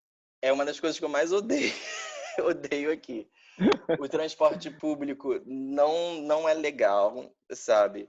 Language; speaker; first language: Portuguese; native; Portuguese